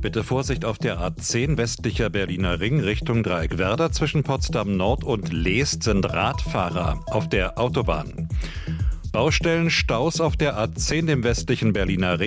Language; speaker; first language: German; native; German